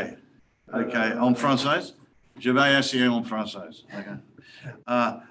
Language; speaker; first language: French; non-native, learner; English